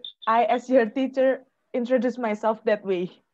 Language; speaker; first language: English; non-native, fluent; Indonesian